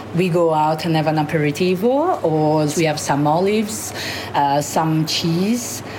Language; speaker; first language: English; non-native, fluent; Italian